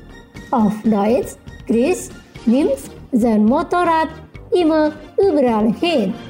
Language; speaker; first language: German; non-native, fluent; Indonesian